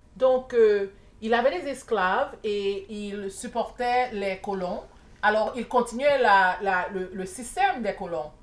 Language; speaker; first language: French; non-native, local second language; Haitian Creole